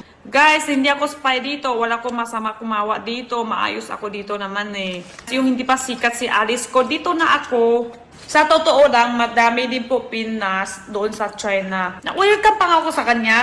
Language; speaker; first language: Filipino; non-native, learner; Chinese